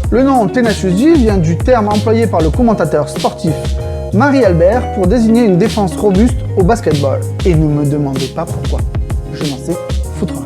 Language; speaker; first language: French; native; French